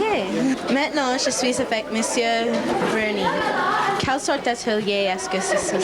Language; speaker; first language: French; non-native, local second language; English